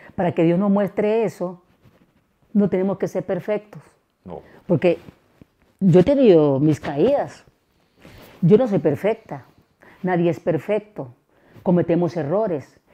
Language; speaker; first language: Spanish; native; Spanish